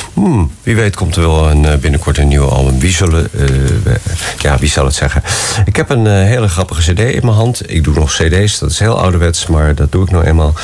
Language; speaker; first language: Dutch; native; Dutch